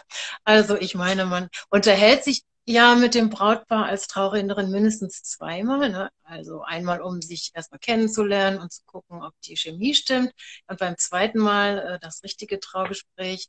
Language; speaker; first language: German; native; German